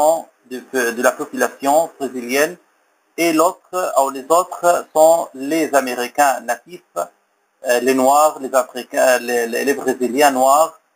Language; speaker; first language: French; non-native, learner; Arabic